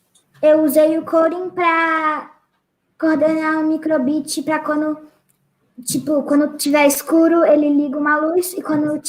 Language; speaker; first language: Portuguese; early bilingual, heritage; Portuguese